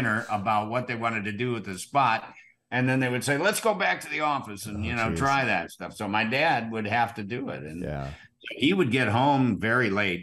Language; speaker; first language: English; native; English